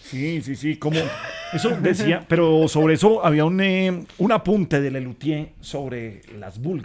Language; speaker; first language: Spanish; native; Spanish